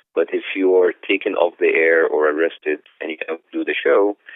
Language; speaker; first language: English; non-native, fluent; Arabic